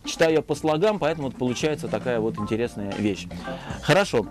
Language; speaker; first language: Russian; native; Russian